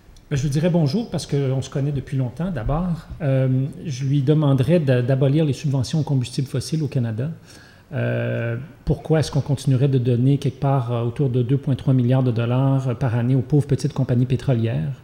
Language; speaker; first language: French; native; French